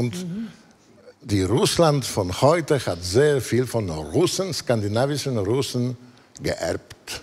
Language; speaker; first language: German; non-native, fluent; Polish